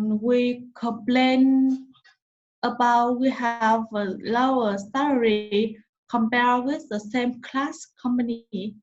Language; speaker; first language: English; non-native, learner; Vietnamese